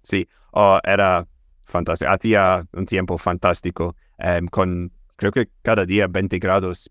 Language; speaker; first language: Spanish; non-native, fluent; English